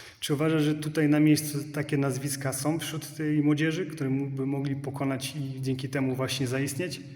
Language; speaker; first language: Polish; native; Polish